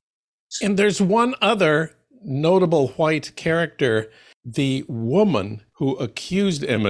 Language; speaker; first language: English; native; English